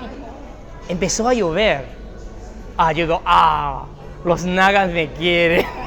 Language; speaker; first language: Spanish; non-native, fluent; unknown